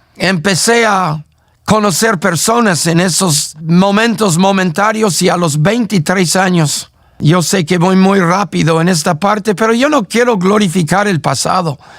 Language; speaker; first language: Spanish; non-native, fluent; English